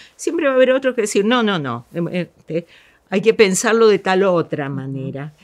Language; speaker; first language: Spanish; native; Spanish